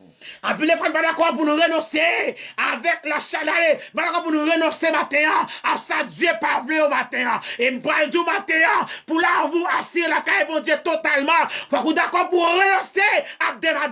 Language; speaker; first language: French; non-native, learner; Haitian Creole